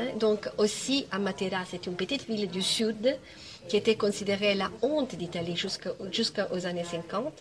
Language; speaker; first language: French; non-native, fluent; Italian